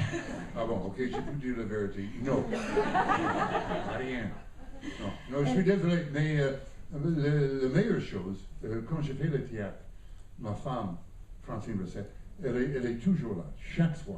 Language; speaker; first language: French; non-native, learner; English